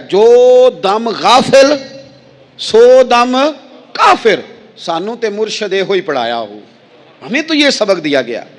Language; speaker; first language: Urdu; non-native, local second language; Punjabi